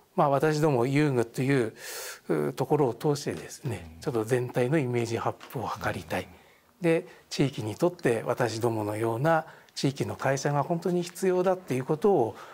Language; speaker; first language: Japanese; native; Japanese